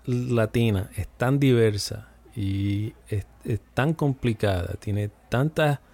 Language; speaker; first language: Spanish; early bilingual, heritage; Spanish